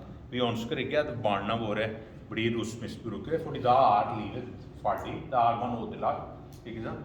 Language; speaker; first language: Norwegian; non-native, fluent; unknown